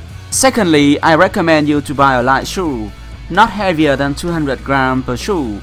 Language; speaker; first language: English; non-native, fluent; Vietnamese